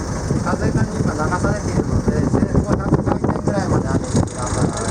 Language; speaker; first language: Japanese; native; Japanese